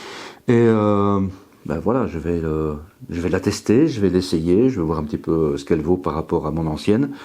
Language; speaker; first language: French; native; French